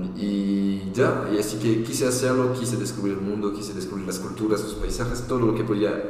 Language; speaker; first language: Spanish; non-native, fluent; French